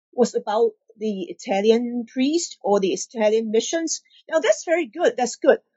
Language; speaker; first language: English; non-native, local second language; Cantonese